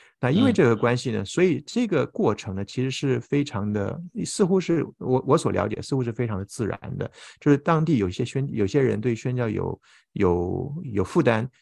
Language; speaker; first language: Chinese; native; Chinese